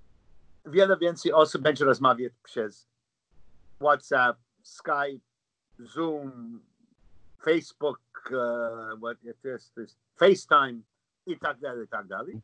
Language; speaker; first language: Polish; non-native, learner; English